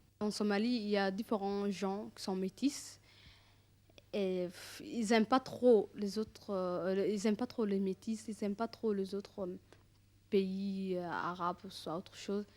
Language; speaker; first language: French; early bilingual, other home language; Arabic